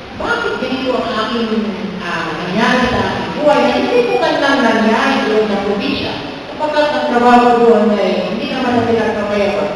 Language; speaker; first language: Filipino; non-native, local second language; Cebuano